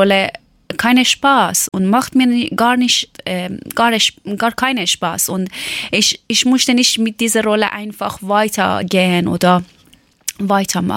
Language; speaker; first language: German; non-native, learner; Persian